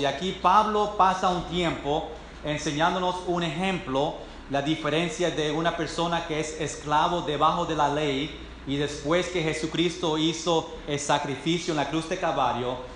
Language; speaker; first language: Spanish; non-native, fluent; English